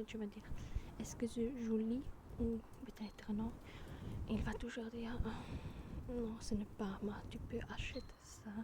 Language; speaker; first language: French; non-native, learner; German